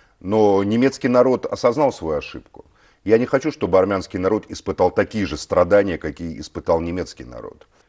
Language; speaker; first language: Russian; native; Russian